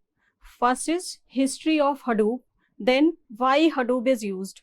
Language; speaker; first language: English; non-native, local second language; Hindi